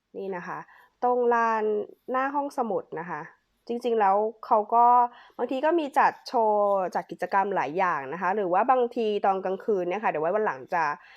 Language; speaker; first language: Thai; native; Thai